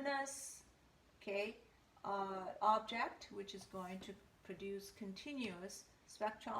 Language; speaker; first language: English; non-native, fluent; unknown